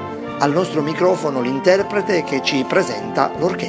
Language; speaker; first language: Italian; native; Italian